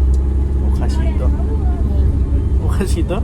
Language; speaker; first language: Japanese; non-native, learner; Nepali